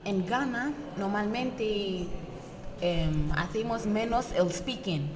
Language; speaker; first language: Spanish; non-native, learner; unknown